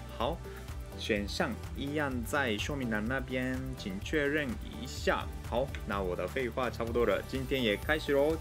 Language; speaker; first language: Chinese; non-native, fluent; Japanese